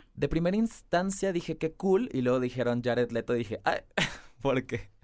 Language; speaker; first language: Spanish; early bilingual, heritage; Spanish